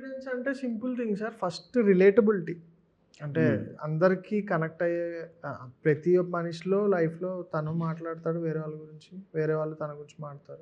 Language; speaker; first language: Telugu; native; Telugu